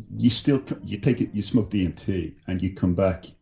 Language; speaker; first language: English; native; English